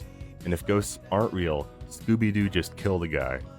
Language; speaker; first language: English; native; English